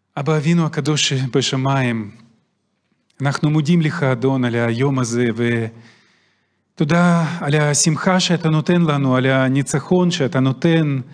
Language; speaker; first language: Hebrew; non-native, fluent; Russian